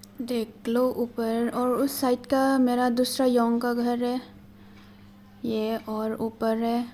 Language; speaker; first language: Hindi; non-native, local second language; Kok Borok